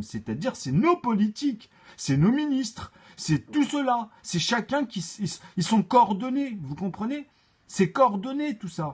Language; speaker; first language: French; native; French